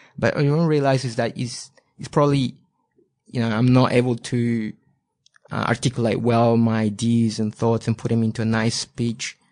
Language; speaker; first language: English; non-native, fluent; Spanish